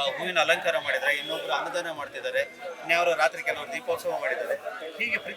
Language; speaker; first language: Kannada; native; Kannada